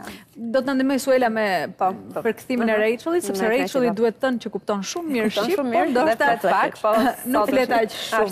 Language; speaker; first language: Albanian; native; Albanian